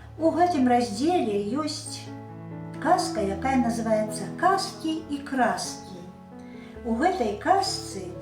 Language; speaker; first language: Belarusian; native; Belarusian